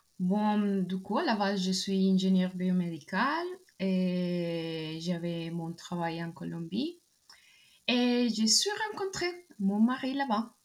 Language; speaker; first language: French; non-native, fluent; Spanish